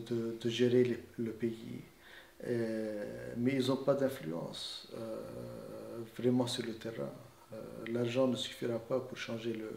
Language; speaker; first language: French; non-native, fluent; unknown